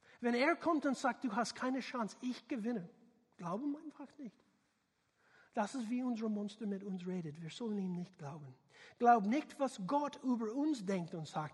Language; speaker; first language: German; non-native, learner; English